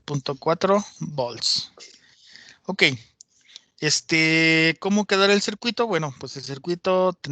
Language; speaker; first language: Spanish; native; Spanish